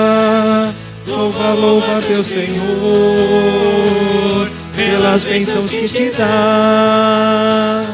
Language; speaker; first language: Portuguese; native; Portuguese